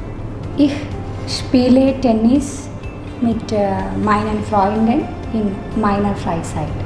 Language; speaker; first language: German; non-native, learner; Malayalam